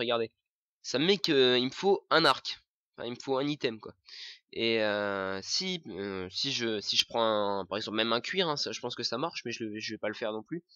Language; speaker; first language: French; native; French